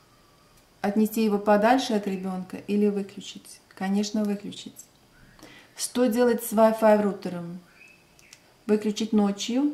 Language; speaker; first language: Russian; non-native, local second language; Latvian